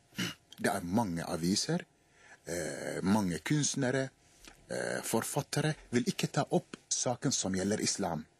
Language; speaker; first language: Norwegian; non-native, fluent; Arabic